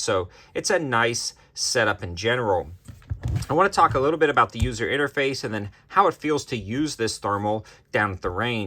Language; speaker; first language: English; native; English